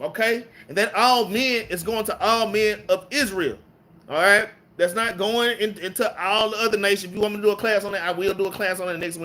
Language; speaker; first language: English; native; English